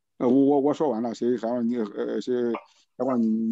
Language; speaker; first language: Chinese; native; Chinese